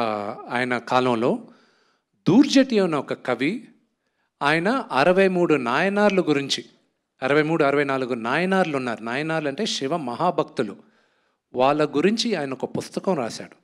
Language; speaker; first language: Telugu; native; Telugu